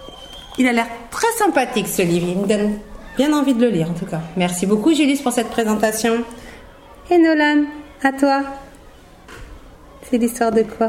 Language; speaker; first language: French; native; French